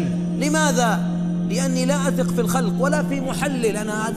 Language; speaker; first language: Arabic; native; Arabic